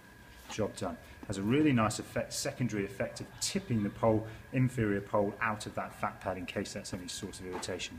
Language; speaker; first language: English; native; English